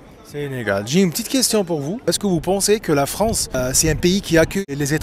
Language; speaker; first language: French; non-native, local second language; Arabic